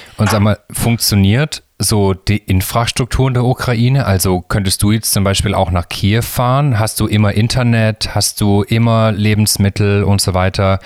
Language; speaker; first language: German; native; German